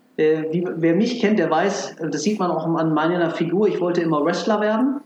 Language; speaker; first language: German; native; German